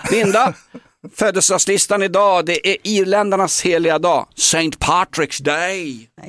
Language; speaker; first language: Swedish; native; Swedish